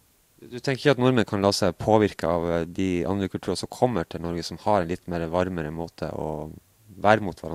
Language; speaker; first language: Norwegian; native; Norwegian